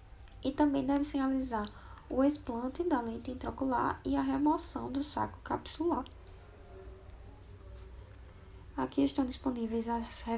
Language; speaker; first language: Portuguese; native; Portuguese